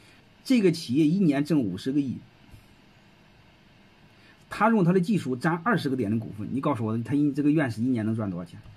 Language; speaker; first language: Chinese; native; Chinese